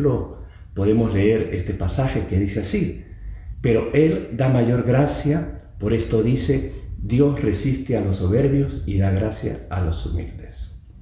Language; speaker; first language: Spanish; native; Spanish